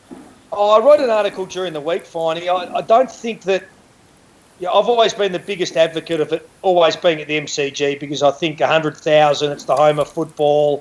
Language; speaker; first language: English; native; English